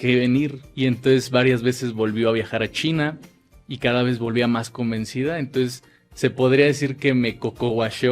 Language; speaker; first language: Spanish; native; Spanish